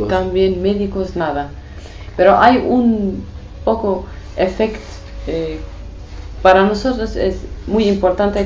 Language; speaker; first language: Spanish; non-native, learner; Kurdish